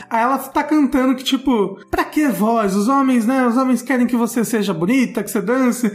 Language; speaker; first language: Portuguese; native; Portuguese